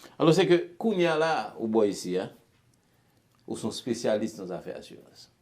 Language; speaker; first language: Haitian Creole; native; Haitian Creole